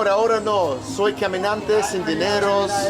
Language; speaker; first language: Spanish; non-native, learner; English